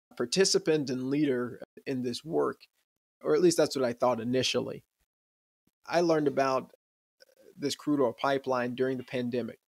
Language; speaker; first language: English; native; English